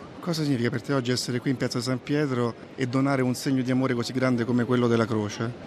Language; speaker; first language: Italian; native; Italian